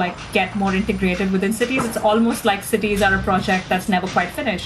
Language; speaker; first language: English; non-native, local second language; Hindi